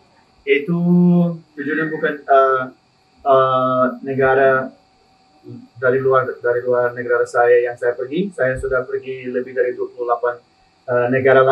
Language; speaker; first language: Indonesian; non-native, learner; Spanish